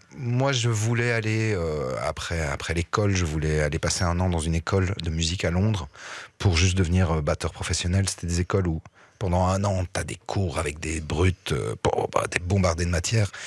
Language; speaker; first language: French; native; French